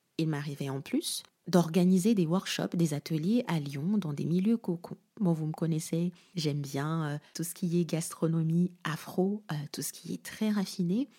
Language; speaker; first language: French; non-native, local second language; Lingala